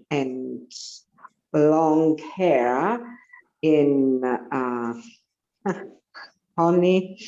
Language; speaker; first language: English; non-native, learner; Italian